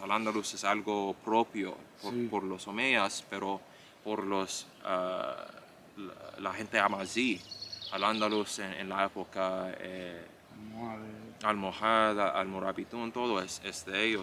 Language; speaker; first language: Spanish; non-native, fluent; English